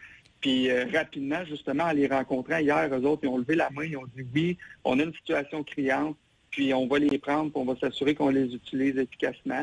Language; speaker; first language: French; native; French